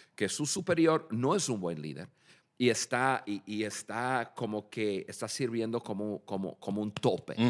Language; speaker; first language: Spanish; non-native, fluent; English